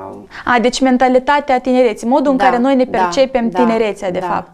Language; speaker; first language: Romanian; native; Romanian